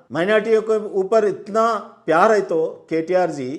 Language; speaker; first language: Hindi; non-native, local second language; Telugu